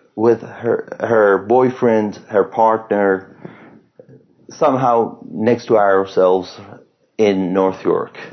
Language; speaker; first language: English; non-native, fluent; Persian